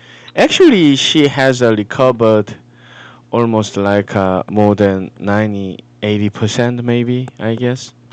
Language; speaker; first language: English; non-native, fluent; Korean